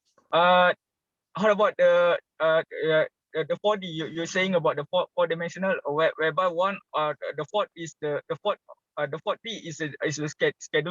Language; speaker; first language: English; non-native, local second language; Malay